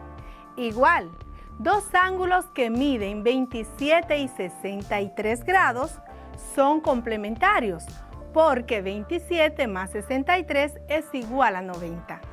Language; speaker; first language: Spanish; native; Spanish